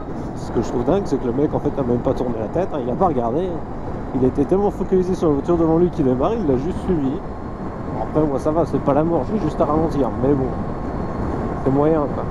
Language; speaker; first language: French; native; French